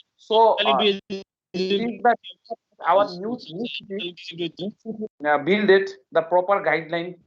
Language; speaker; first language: English; non-native, learner; Bangla